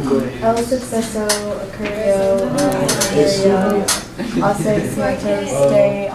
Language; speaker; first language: Spanish; non-native, learner; English